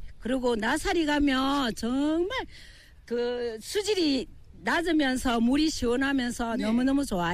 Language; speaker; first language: Korean; native; Korean